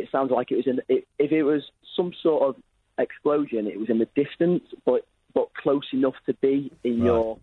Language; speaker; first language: English; native; English